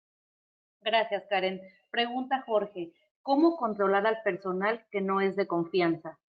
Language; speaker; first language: Spanish; native; Spanish